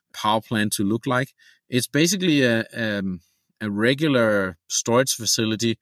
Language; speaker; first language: English; non-native, fluent; Danish